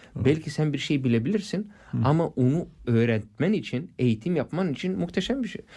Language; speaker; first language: Turkish; non-native, fluent; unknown